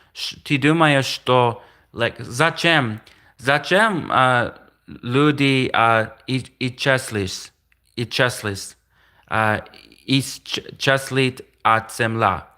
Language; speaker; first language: Russian; non-native, learner; English